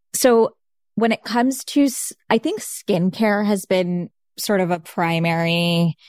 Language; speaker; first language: English; early bilingual, other home language; Bangla